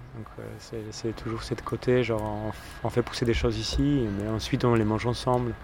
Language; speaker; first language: French; non-native, fluent; Polish